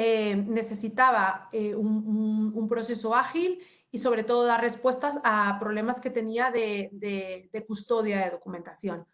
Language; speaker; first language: Spanish; native; Spanish